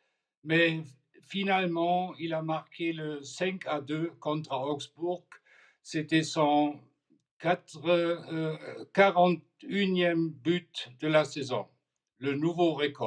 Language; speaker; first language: French; non-native, fluent; German